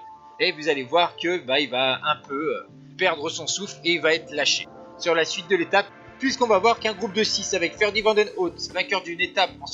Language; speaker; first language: French; native; French